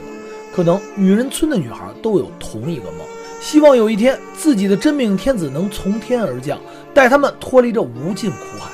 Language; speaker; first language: Chinese; native; Chinese